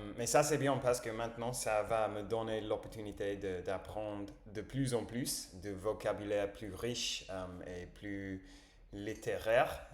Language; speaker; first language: French; non-native, learner; English